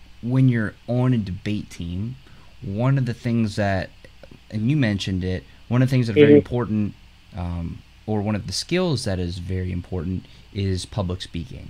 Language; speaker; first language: English; native; English